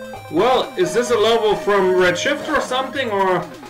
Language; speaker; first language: English; non-native, fluent; German